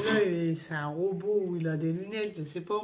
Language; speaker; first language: French; native; French